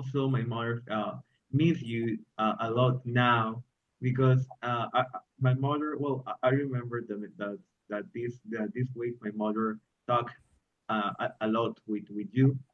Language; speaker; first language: English; non-native, learner; Spanish